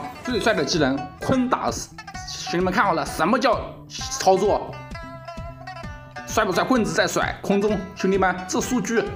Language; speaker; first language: Chinese; native; Chinese